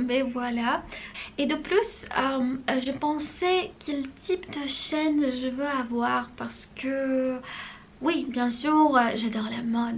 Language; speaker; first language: French; non-native, fluent; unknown